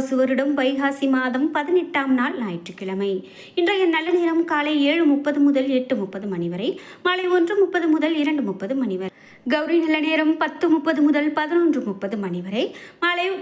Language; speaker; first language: Tamil; native; Tamil